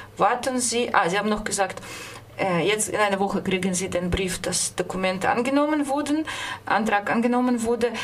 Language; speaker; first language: German; non-native, fluent; Russian